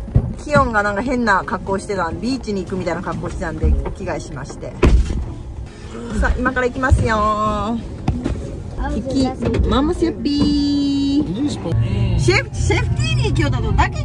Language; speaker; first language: Japanese; native; Japanese